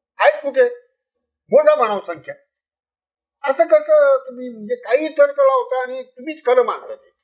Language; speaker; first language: Marathi; non-native, local second language; Urdu